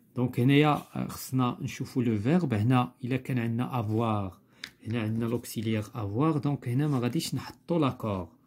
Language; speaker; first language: French; non-native, local second language; Arabic